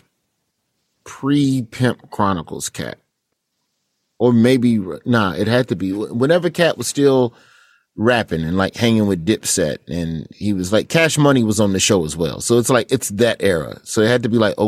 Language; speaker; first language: English; native; English